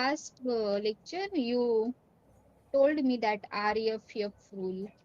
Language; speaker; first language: English; non-native, learner; Marathi